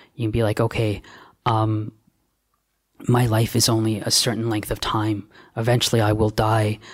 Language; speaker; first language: English; native; English